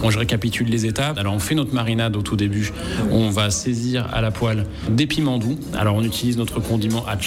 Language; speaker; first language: French; native; French